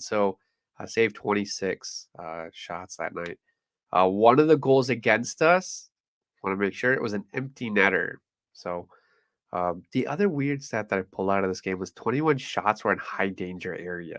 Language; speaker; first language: English; native; English